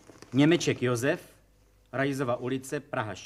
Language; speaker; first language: Czech; native; Czech